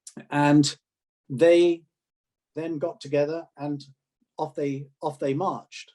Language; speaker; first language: English; native; English